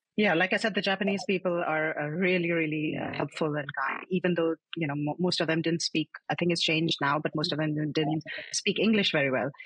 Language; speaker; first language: English; non-native, local second language; Hindi